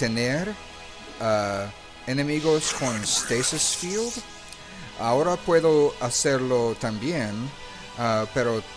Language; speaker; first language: Spanish; non-native, learner; English